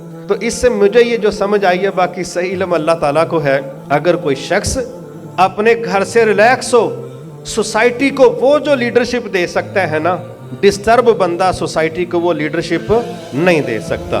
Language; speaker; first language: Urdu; non-native, local second language; Punjabi